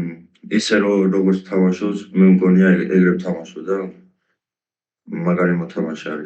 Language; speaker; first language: Georgian; early bilingual, heritage; Georgian